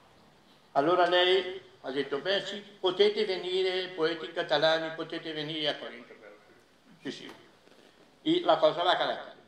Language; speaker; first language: Italian; non-native, fluent; Catalan